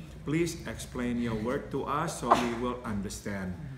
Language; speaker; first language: English; non-native, fluent; Indonesian